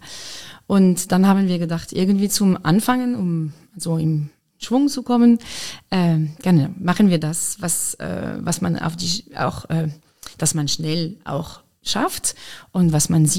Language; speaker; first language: German; non-native, fluent; French